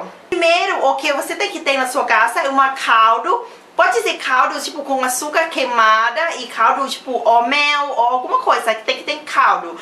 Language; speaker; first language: Portuguese; non-native, learner; Thai